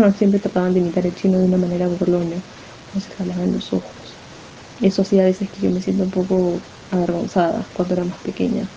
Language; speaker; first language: Spanish; native; Spanish